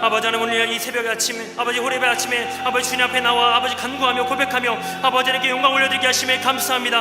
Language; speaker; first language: Korean; native; Korean